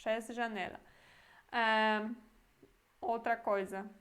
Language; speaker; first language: Portuguese; non-native, fluent; Polish